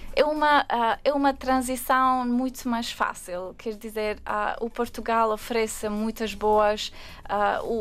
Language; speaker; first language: Portuguese; non-native, fluent; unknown